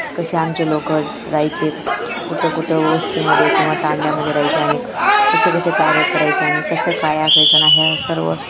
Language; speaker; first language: Marathi; non-native, local second language; Lambadi